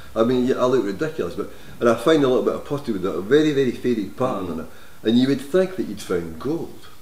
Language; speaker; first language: English; native; English